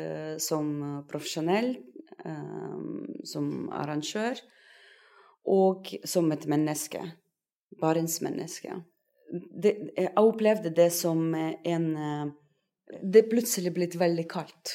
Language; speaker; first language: Norwegian; non-native, fluent; Russian